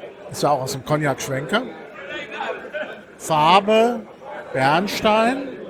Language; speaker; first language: German; native; German